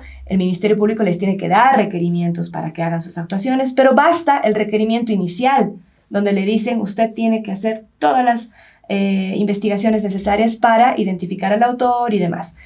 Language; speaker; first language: Spanish; native; Spanish